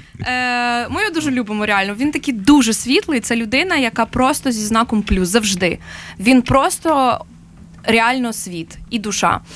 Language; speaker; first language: Ukrainian; native; Ukrainian